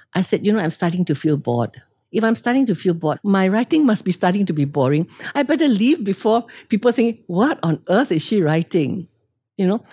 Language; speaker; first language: English; native; English